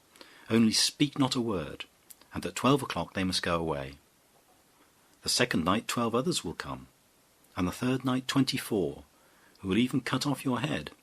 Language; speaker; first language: English; native; English